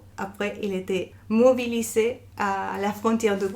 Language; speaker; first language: French; non-native, fluent; Spanish